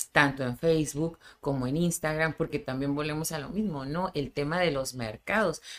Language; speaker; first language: Spanish; native; Spanish